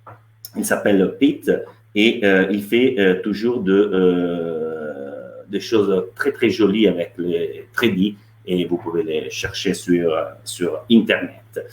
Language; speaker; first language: French; non-native, fluent; Italian